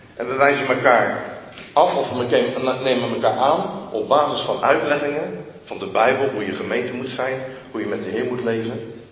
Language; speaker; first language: Dutch; native; Dutch